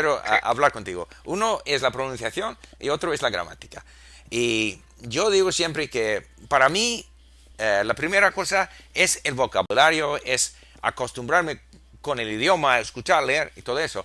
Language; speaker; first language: Spanish; non-native, fluent; English